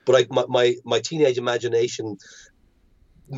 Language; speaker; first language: English; native; English